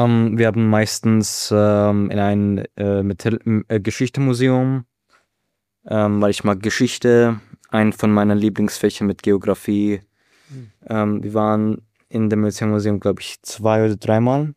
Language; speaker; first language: German; non-native, learner; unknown